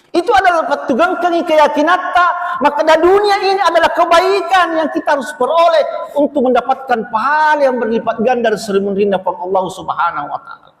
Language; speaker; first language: Malay; non-native, local second language; Buginese